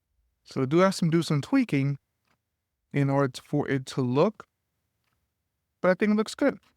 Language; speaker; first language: English; native; English